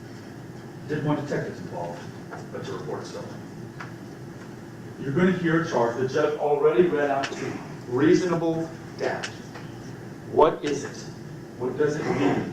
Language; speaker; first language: English; native; English